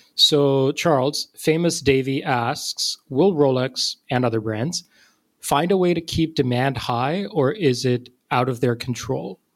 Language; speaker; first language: English; non-native, local second language; Urdu